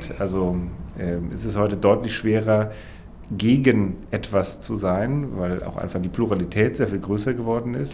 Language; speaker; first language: German; native; German